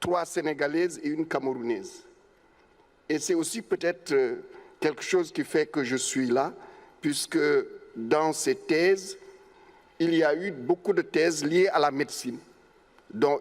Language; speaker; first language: French; non-native, local second language; Wolof